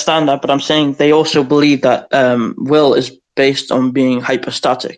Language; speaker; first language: English; native; English